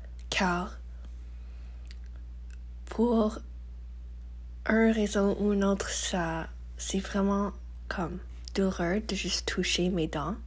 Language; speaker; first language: French; non-native, learner; English